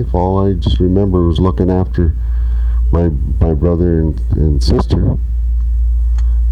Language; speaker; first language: English; native; English